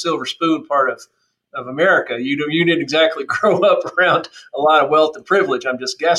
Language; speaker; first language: English; native; English